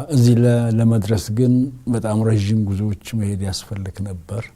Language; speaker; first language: Amharic; non-native, local second language; Oromo